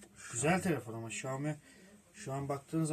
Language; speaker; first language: Turkish; native; Turkish